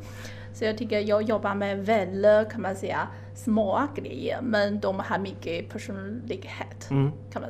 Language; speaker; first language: Swedish; non-native, fluent; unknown